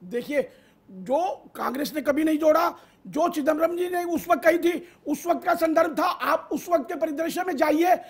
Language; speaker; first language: Hindi; native; Hindi